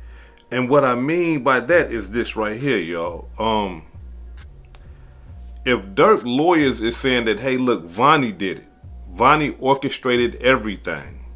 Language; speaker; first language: English; native; English